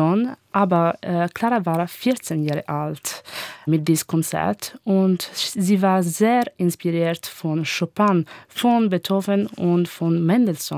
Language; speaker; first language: German; non-native, learner; Italian